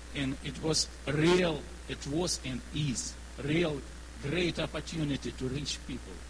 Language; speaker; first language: English; non-native, learner; Ukrainian